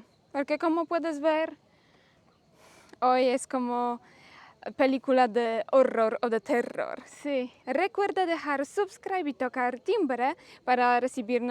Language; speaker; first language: Spanish; non-native, learner; Polish